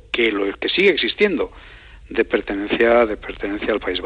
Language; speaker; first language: Spanish; native; Spanish